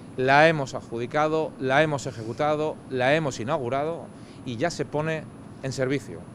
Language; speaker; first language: Spanish; native; Spanish